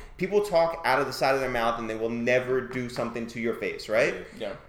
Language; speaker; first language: English; native; English